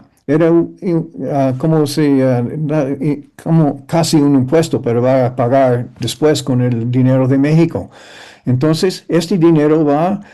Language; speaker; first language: Spanish; early bilingual, heritage; English